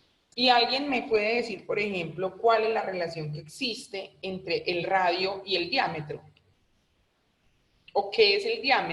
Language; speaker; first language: Spanish; native; Spanish